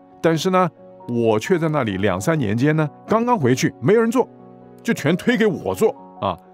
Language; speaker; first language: Chinese; non-native, local second language; Cantonese